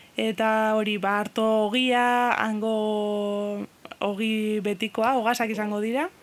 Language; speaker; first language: Basque; non-native, fluent; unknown